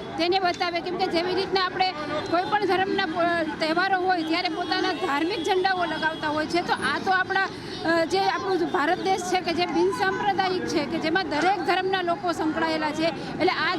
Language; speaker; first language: Gujarati; native; Gujarati